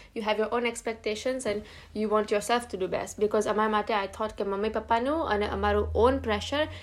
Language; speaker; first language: English; early bilingual, other home language; Gujarati